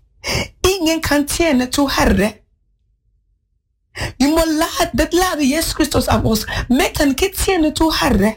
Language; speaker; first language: Swedish; non-native, learner; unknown